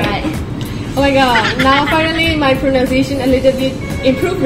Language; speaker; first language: English; non-native, learner; Burmese